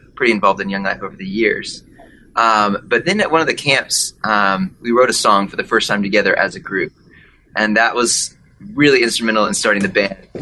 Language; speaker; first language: English; native; English